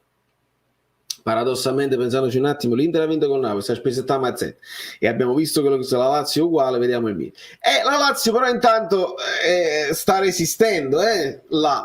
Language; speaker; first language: Italian; native; Italian